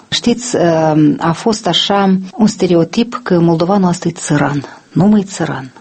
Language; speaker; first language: Romanian; non-native, local second language; Russian